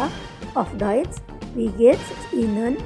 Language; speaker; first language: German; non-native, fluent; Indonesian